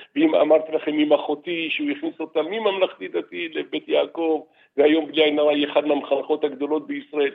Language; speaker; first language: Hebrew; early bilingual, other home language; Arabic